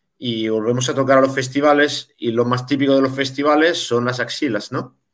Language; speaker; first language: Spanish; non-native, fluent; Italian